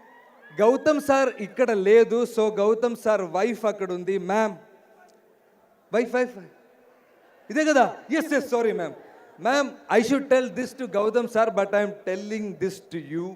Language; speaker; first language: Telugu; non-native, learner; Malayalam